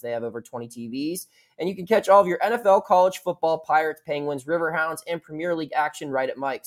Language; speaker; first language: English; native; English